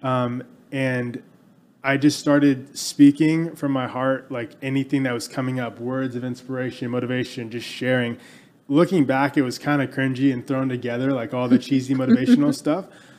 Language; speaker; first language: English; native; English